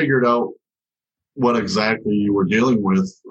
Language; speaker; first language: English; native; English